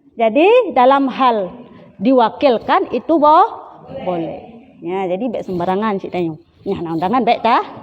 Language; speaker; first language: Malay; non-native, local second language; Achinese